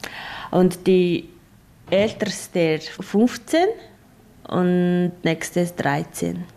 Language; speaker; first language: German; non-native, learner; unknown